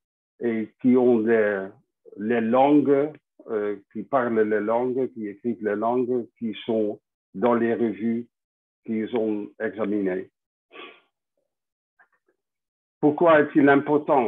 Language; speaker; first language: French; non-native, fluent; Dutch